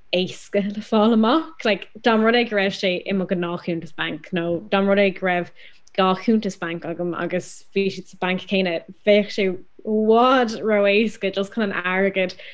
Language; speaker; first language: Irish; non-native, local second language; English